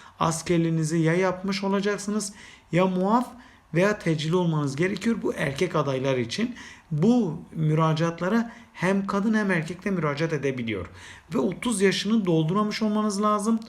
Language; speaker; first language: Turkish; native; Turkish